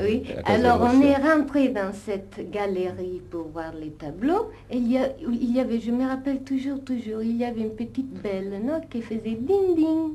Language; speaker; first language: French; non-native, fluent; Italian